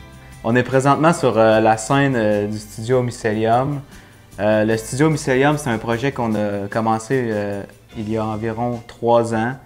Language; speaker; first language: French; native; French